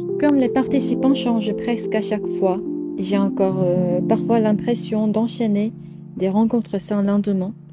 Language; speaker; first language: French; non-native, fluent; Korean